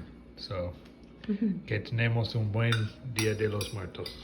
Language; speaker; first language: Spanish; non-native, learner; English